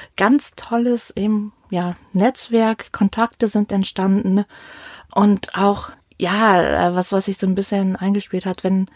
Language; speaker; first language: German; native; German